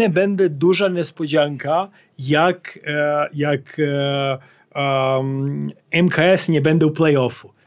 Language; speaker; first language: Polish; non-native, learner; Serbian